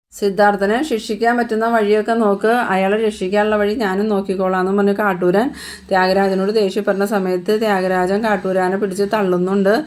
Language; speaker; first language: Malayalam; native; Malayalam